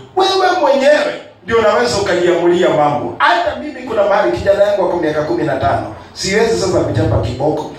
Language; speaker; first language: Swahili; non-native, local second language; Kikuyu